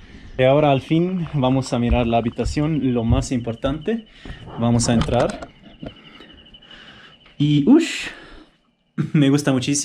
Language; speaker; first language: Spanish; non-native, fluent; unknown